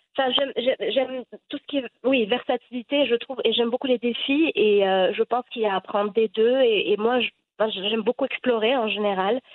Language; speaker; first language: French; non-native, local second language; Arabic